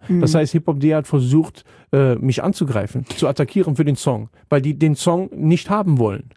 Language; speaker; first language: German; native; German